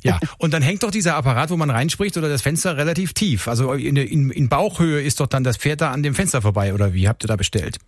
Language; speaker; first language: German; native; German